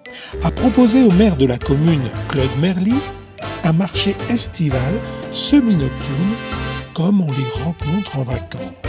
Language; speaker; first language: French; native; French